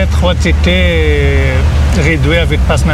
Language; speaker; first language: French; non-native, local second language; Arabic